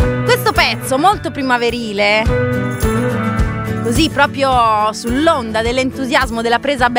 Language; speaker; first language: Italian; native; Italian